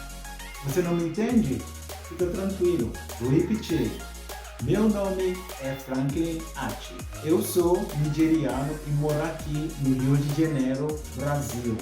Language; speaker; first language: Portuguese; non-native, fluent; English